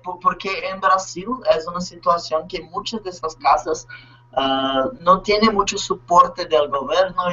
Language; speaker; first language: Spanish; non-native, learner; Portuguese